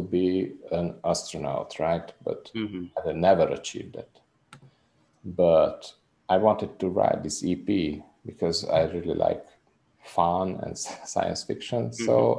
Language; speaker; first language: English; non-native, fluent; Hungarian